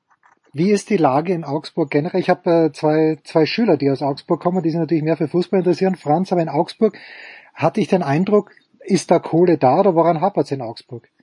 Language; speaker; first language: German; native; German